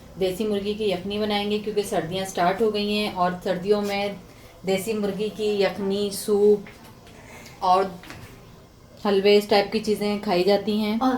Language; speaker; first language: Urdu; native; Urdu